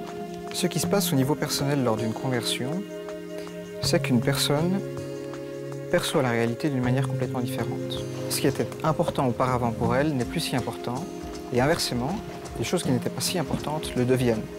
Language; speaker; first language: French; native; French